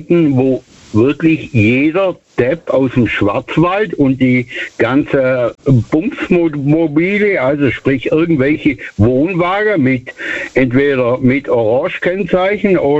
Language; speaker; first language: German; native; German